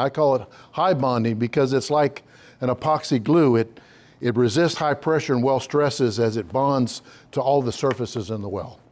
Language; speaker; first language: English; native; English